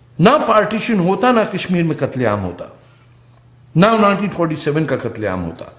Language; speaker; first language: Urdu; non-native, local second language; Punjabi